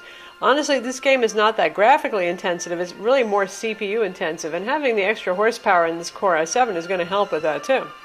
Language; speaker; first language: English; native; English